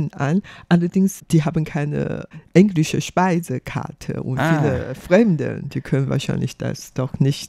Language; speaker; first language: German; non-native, fluent; Chinese